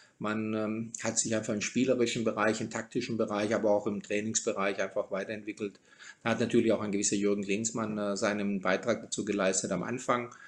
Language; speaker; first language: German; early bilingual, other home language; Croatian